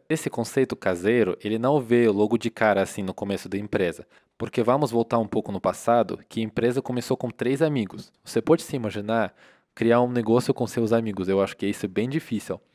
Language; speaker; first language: Portuguese; non-native, fluent; Russian